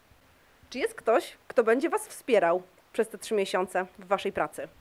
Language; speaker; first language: Polish; native; Polish